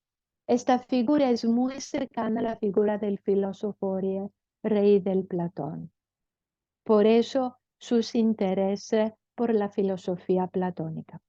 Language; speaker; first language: Spanish; non-native, fluent; Greek